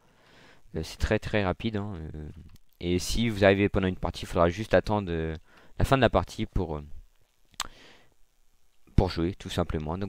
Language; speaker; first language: French; native; French